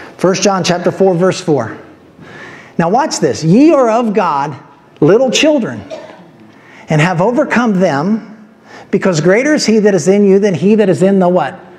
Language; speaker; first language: English; native; English